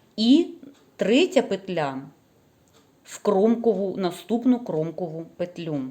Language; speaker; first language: Ukrainian; non-native, local second language; Russian